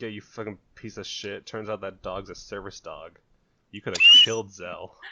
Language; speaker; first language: English; native; English